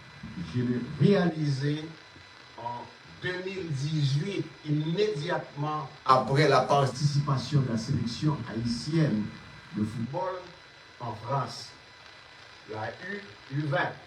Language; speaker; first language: French; non-native, local second language; Haitian Creole